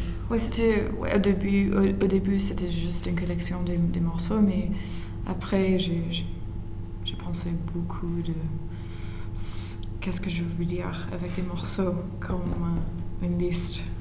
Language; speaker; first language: French; non-native, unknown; English